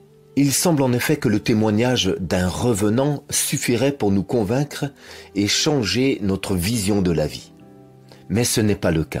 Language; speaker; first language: French; native; French